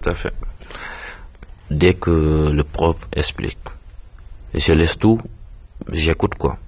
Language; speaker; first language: French; non-native, local second language; Wolof